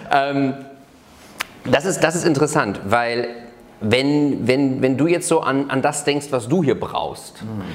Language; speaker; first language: German; native; German